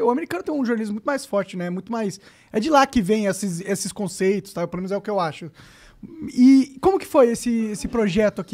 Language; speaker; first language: Portuguese; native; Portuguese